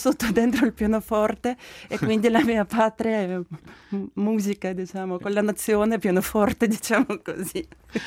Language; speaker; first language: Italian; non-native, fluent; Ukrainian